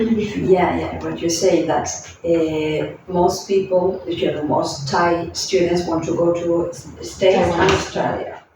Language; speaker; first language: English; non-native, fluent; Spanish